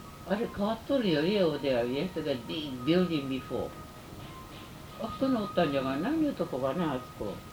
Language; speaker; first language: Japanese; early bilingual, heritage; Japanese